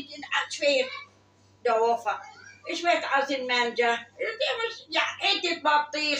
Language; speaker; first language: Arabic; native; Arabic